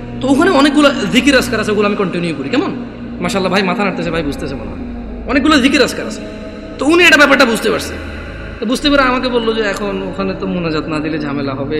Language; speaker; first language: Bangla; early bilingual, heritage; Bangla